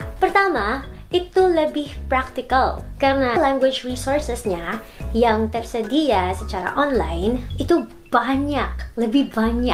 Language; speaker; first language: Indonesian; non-native, learner; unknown